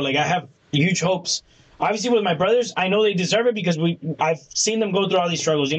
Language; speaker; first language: English; early bilingual, other home language; Spanish